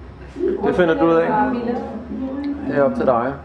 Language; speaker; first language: Danish; native; Danish